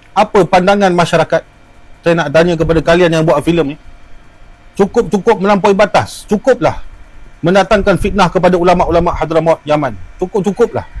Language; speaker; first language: Malay; native; Malay